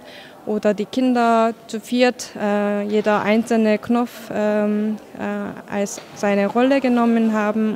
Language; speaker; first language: German; non-native, fluent; Korean